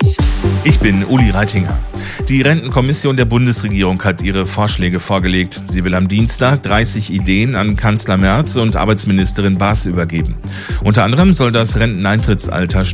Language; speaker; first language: German; native; German